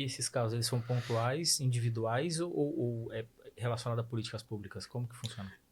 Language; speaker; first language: Portuguese; native; Portuguese